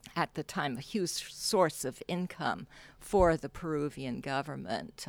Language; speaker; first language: English; non-native, local second language; Cantonese